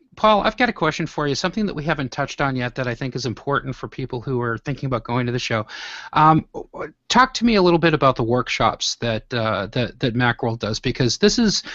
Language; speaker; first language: English; native; English